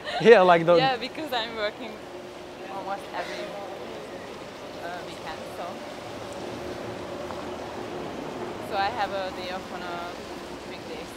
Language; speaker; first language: English; non-native, learner; Hungarian